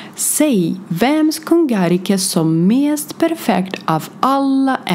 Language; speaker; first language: Swedish; non-native, fluent; Ukrainian